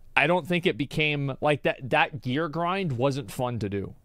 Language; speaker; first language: English; native; English